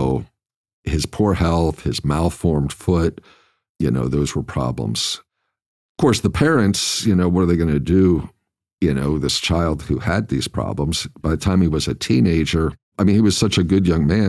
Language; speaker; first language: English; native; English